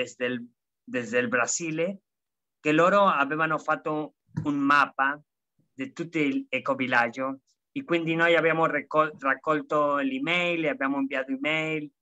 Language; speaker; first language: Italian; non-native, fluent; Spanish